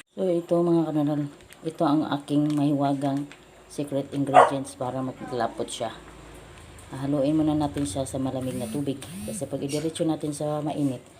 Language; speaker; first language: Filipino; non-native, local second language; Cebuano